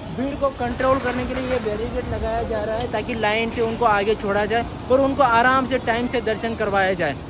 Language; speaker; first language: Hindi; non-native, local second language; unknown